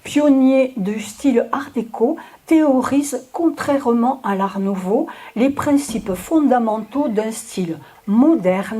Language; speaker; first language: French; native; French